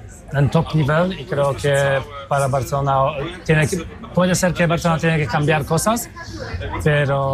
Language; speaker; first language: Spanish; non-native, fluent; Polish